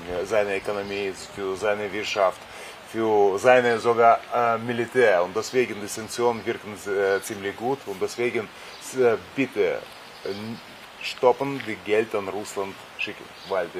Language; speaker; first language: German; non-native, fluent; Russian